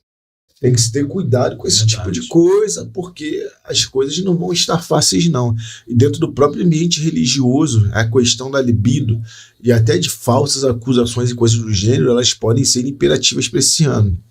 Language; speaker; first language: Portuguese; native; Portuguese